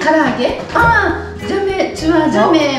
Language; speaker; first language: French; non-native, learner; Japanese